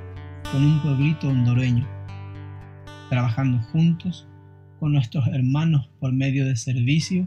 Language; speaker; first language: Spanish; non-native, fluent; English